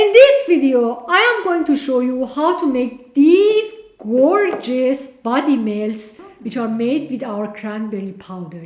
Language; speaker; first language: English; non-native, fluent; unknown